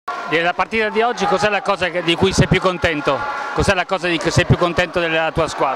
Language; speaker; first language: Italian; native; Italian